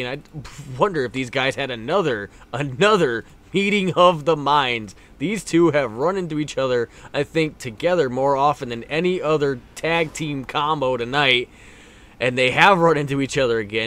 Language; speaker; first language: English; native; English